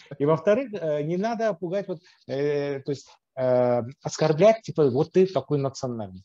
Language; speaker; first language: Russian; non-native, local second language; Armenian